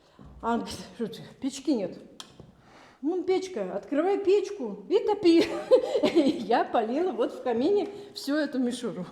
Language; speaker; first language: Russian; native; Russian